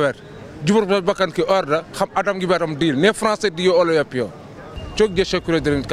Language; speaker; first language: Turkish; non-native, learner; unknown